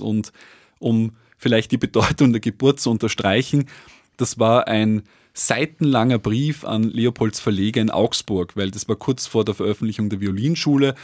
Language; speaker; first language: German; native; German